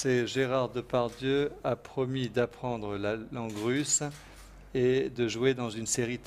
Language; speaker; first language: French; native; French